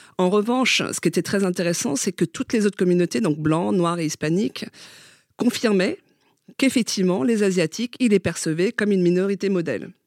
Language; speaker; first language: French; early bilingual, other home language; Vietnamese